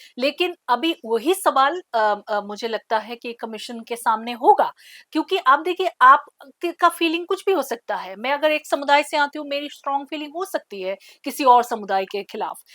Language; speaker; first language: Hindi; non-native, local second language; Assamese